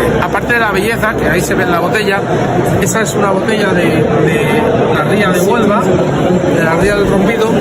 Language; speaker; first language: Spanish; native; Spanish